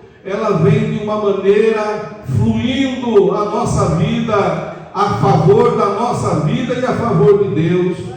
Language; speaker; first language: Portuguese; native; Portuguese